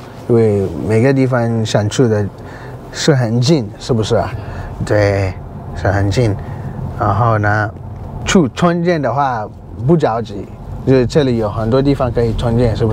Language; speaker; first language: Chinese; non-native, learner; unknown